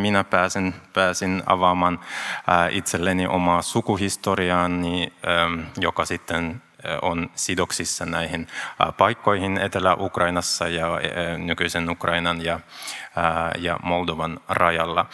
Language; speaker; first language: Finnish; non-native, fluent; Russian